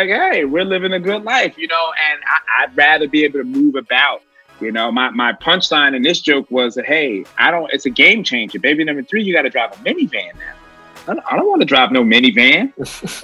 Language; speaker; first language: English; native; English